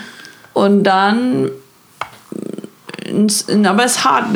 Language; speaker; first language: German; non-native, fluent; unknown